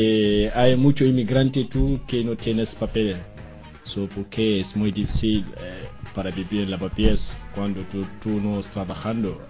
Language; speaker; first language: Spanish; non-native, learner; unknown